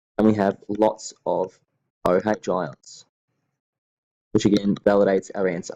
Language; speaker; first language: English; native; English